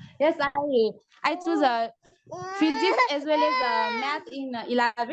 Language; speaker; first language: English; non-native, learner; Nepali